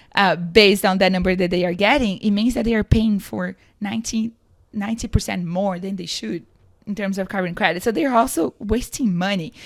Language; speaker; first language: English; non-native, fluent; Portuguese